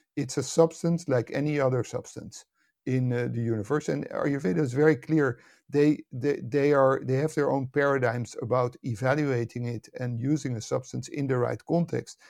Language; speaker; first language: English; non-native, fluent; Dutch